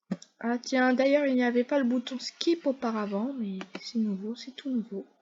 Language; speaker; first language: French; native; French